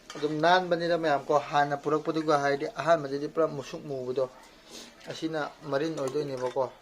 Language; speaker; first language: Manipuri; non-native, local second language; Rongmei Naga